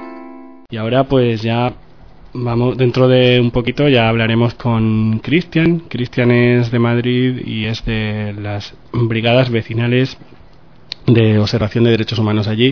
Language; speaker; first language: Spanish; native; Spanish